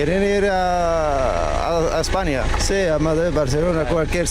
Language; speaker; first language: Spanish; non-native, learner; Arabic